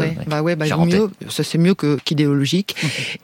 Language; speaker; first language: French; native; French